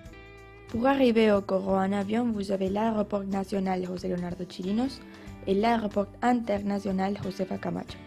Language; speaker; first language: French; non-native, learner; Spanish